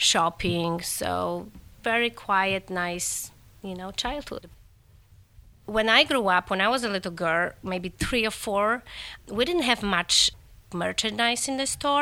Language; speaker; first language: English; non-native, fluent; Polish